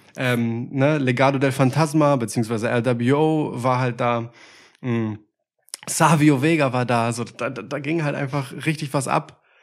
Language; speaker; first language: German; early bilingual, other home language; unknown